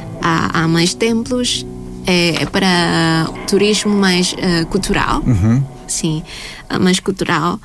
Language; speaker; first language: Portuguese; non-native, fluent; Thai